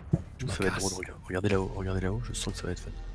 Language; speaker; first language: French; native; French